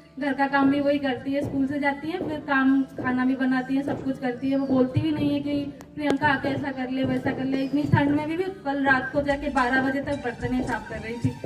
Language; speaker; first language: Hindi; non-native, local second language; Odia